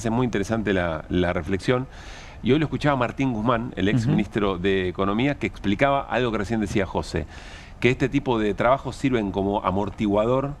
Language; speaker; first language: Spanish; native; Spanish